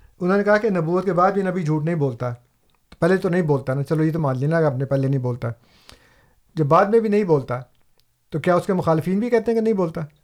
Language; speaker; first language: Urdu; non-native, local second language; Punjabi